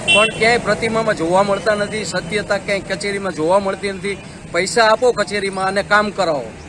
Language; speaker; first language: Gujarati; native; Gujarati